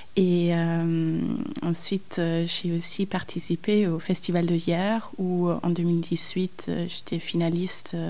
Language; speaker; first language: French; non-native, fluent; German